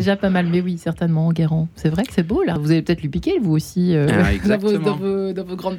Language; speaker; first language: French; native; French